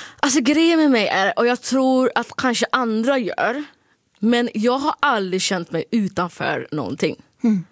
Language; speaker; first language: Swedish; early bilingual, other home language; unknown